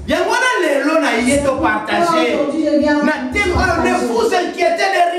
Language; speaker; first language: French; non-native, local second language; Lingala